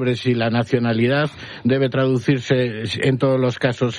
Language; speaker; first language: Spanish; native; Spanish